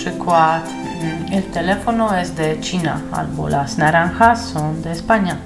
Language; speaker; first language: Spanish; non-native, fluent; Polish